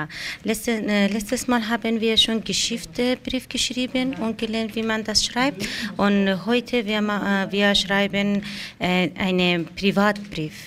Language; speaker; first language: German; non-native, learner; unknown